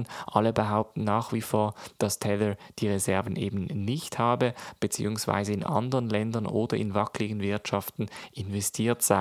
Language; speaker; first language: German; native; German